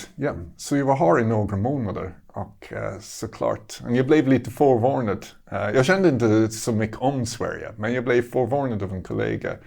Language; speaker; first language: Swedish; non-native, fluent; English